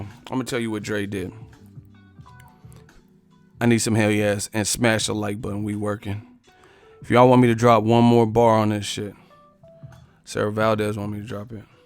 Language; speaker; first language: English; native; English